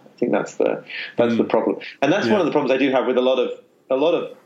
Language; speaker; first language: English; native; English